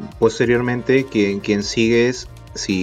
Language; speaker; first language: Spanish; native; Spanish